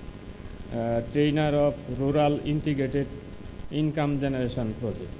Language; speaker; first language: English; non-native, local second language; Bangla